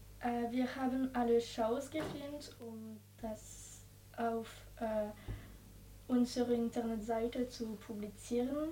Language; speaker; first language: German; non-native, learner; French